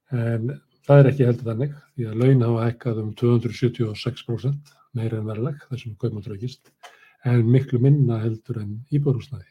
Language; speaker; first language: Icelandic; native; Icelandic